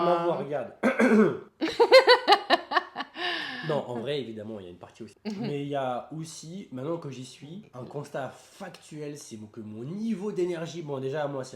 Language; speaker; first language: French; native; French